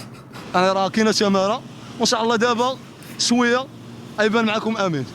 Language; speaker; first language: Arabic; native; Arabic